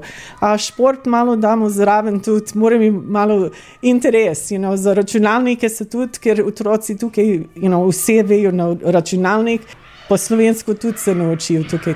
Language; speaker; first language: Slovenian; early bilingual, heritage; Slovenian